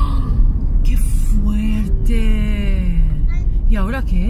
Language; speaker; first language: Spanish; native; Spanish